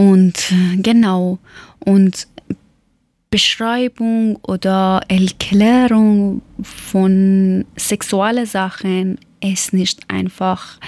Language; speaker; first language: German; non-native, learner; Persian